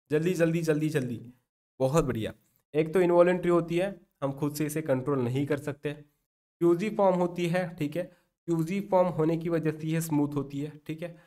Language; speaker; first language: Hindi; non-native, local second language; Marathi